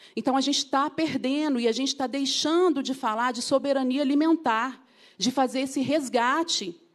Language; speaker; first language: Portuguese; native; Portuguese